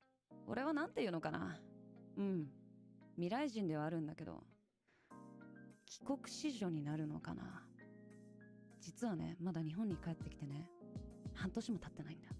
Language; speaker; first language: Japanese; early bilingual, heritage; Japanese